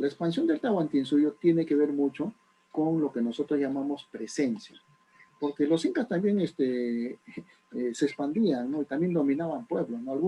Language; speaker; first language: Spanish; native; Spanish